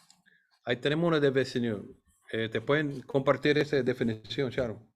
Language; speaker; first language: Spanish; non-native, fluent; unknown